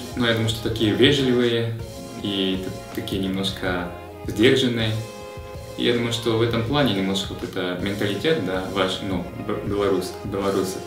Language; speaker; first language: Russian; non-native, fluent; Japanese